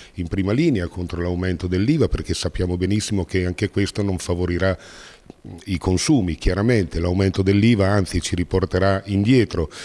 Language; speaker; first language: Italian; native; Italian